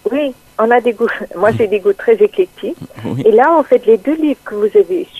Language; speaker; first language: French; non-native, fluent; English